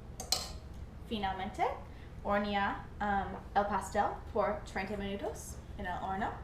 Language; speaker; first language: Spanish; non-native, learner; English